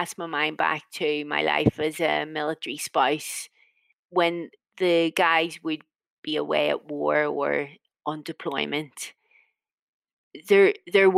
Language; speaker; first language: English; native; English